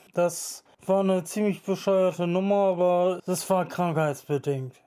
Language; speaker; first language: German; native; German